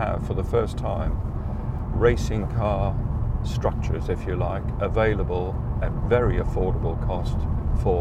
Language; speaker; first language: English; native; English